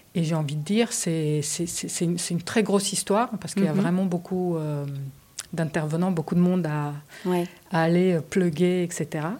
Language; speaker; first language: French; early bilingual, other home language; Romanian